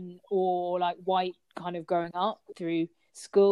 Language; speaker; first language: English; native; English